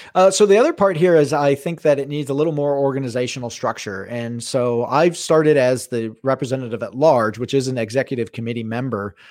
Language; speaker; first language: English; native; English